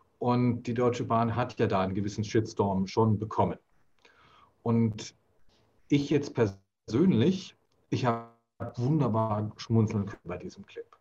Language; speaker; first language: German; native; German